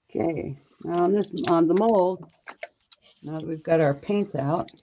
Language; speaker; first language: English; native; English